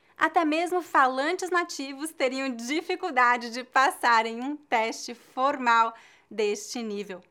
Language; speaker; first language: Portuguese; native; Portuguese